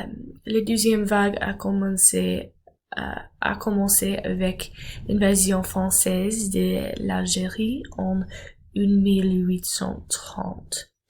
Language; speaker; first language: French; non-native, learner; English